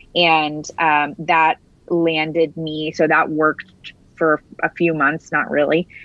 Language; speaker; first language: English; native; English